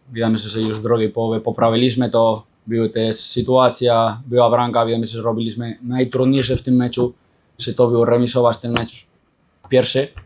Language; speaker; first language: Polish; non-native, fluent; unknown